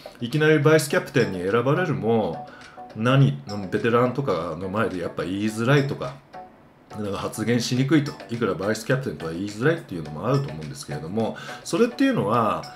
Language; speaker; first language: Japanese; native; Japanese